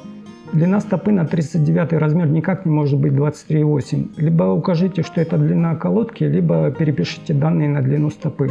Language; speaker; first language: Russian; native; Russian